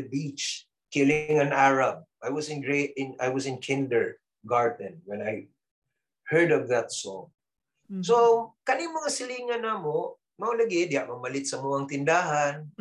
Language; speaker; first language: English; non-native, local second language; Cebuano